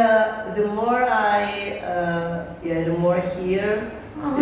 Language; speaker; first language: English; non-native, learner; Indonesian